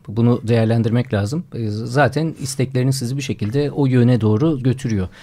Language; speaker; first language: Turkish; native; Turkish